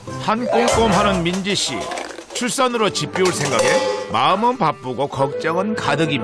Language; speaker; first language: Korean; native; Korean